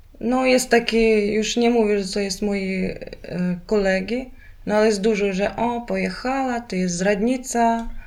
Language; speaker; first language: Polish; non-native, learner; Ukrainian